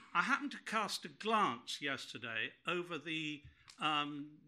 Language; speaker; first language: English; native; English